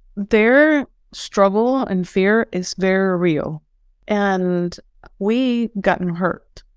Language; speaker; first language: English; non-native, fluent; Spanish